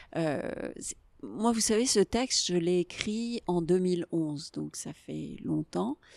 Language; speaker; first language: French; native; French